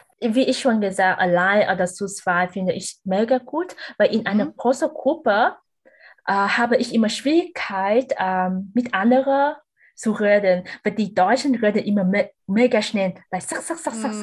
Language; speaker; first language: German; non-native, learner; Vietnamese